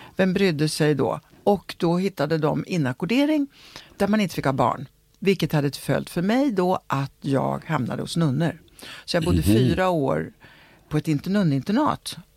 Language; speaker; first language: Swedish; early bilingual, other home language; Italian